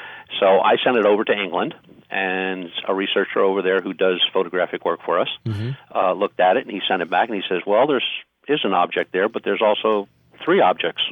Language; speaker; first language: English; native; English